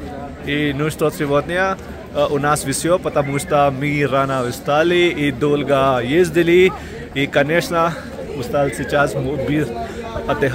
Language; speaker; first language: Russian; non-native, learner; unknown